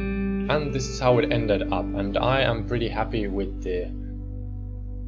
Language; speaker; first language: English; non-native, fluent; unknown